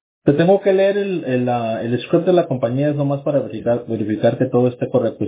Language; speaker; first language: Spanish; early bilingual, heritage; Spanish